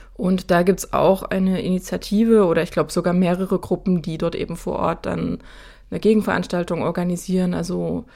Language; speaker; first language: German; native; German